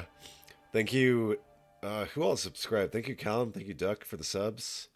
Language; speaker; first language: English; native; English